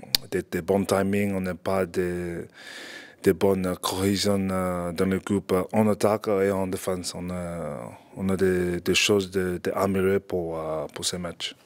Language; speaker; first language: French; non-native, fluent; English